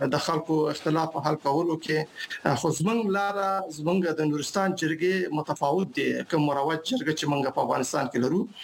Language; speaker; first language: Pashto; non-native, local second language; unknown